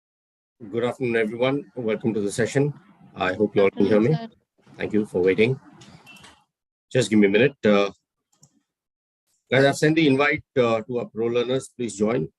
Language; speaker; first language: English; non-native, fluent; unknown